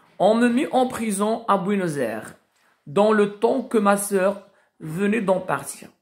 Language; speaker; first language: French; non-native, local second language; Arabic